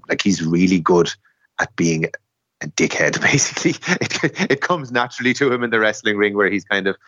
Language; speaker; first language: English; native; English